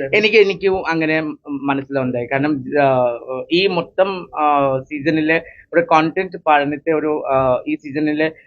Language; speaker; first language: Malayalam; non-native, fluent; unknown